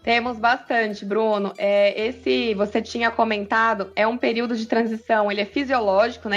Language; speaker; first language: Portuguese; native; Portuguese